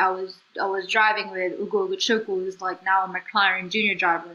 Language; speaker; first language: English; non-native, local second language; Filipino